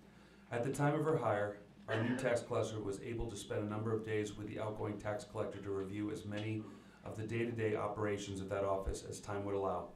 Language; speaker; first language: English; native; English